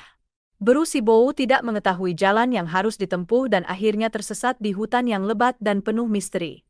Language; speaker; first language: Indonesian; native; Indonesian